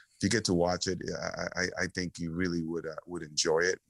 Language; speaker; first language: English; early bilingual, other home language; Spanish